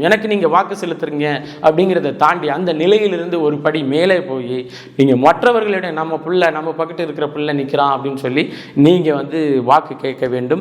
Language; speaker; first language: Tamil; native; Tamil